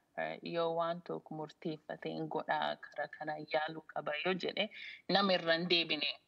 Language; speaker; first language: Oromo; early bilingual, heritage; Oromo